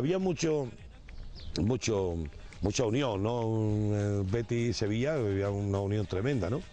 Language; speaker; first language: Spanish; native; Spanish